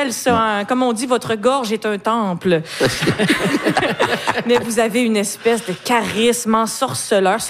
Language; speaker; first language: French; native; French